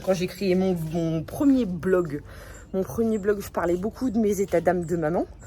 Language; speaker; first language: French; native; French